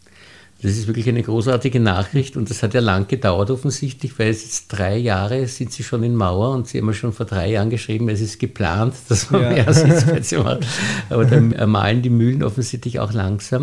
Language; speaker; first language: German; native; German